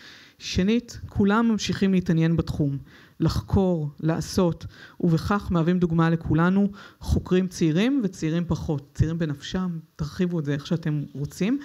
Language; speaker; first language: Hebrew; native; Hebrew